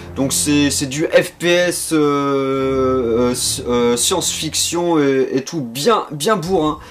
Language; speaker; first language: French; native; French